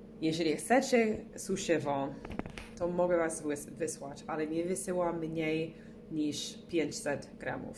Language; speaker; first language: Polish; non-native, learner; English